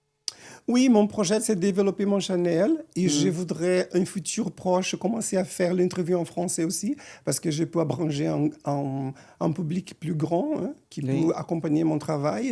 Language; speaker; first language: French; non-native, fluent; Portuguese